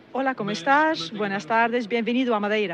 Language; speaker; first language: Spanish; non-native, learner; Portuguese